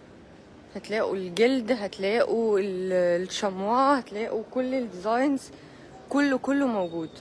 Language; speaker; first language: Arabic; native; Arabic